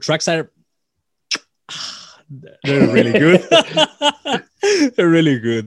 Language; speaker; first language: English; non-native, fluent; Spanish